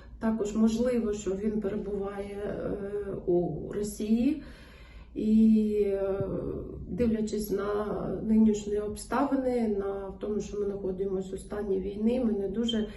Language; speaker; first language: Ukrainian; non-native, local second language; Russian